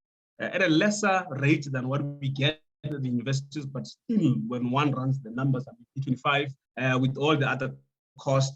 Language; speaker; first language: English; non-native, local second language; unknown